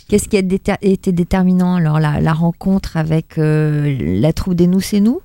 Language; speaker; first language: French; native; French